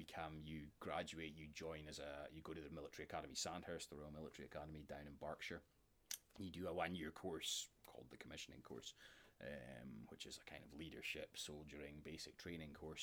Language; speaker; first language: English; native; English